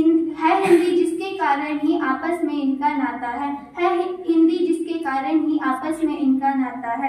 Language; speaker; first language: Hindi; native; Hindi